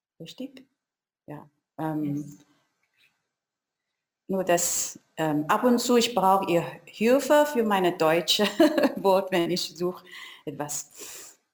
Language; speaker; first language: German; non-native, learner; Chinese